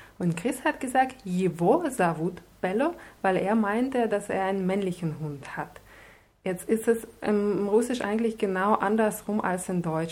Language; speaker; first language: German; non-native, fluent; Russian